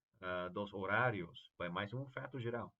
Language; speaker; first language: Portuguese; non-native, fluent; English